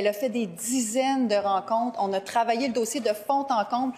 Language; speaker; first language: French; native; French